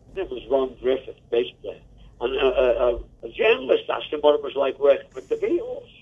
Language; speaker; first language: English; native; English